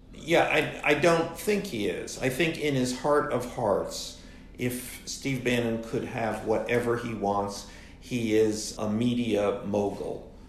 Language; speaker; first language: English; native; English